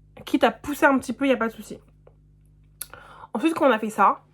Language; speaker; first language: French; native; French